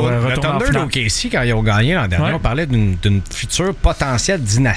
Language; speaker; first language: French; native; French